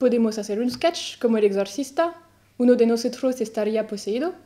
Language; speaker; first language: Spanish; non-native, learner; French